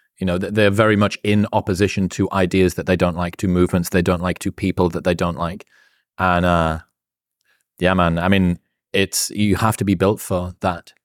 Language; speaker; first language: English; native; English